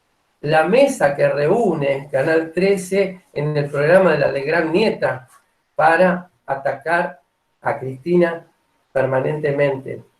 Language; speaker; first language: Spanish; native; Spanish